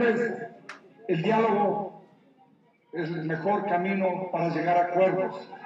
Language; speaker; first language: Spanish; native; Spanish